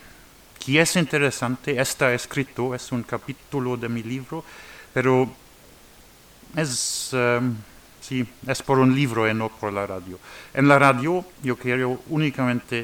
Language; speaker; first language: Spanish; non-native, learner; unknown